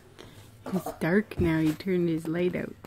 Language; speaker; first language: English; native; English